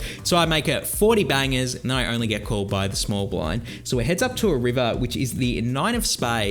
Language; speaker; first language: English; native; English